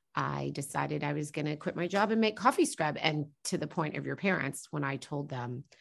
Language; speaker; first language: English; native; English